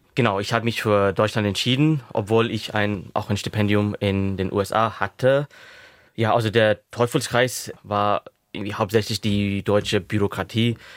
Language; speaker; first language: German; non-native, fluent; Urdu